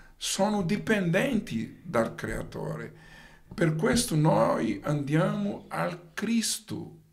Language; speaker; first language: Italian; non-native, fluent; Portuguese